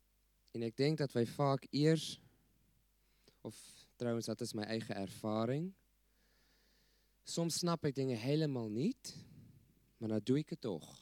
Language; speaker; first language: Dutch; non-native, fluent; English